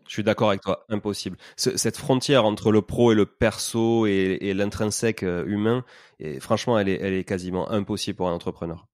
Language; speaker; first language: French; native; French